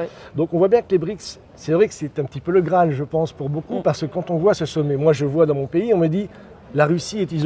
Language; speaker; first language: French; native; French